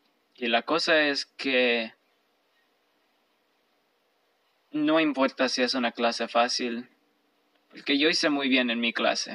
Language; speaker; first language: Spanish; early bilingual, heritage; Spanish